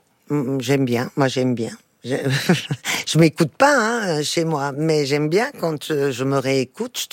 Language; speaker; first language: French; non-native, fluent; Portuguese